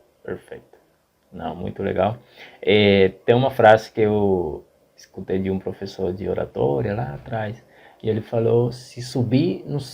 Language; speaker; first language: Portuguese; non-native, fluent; Spanish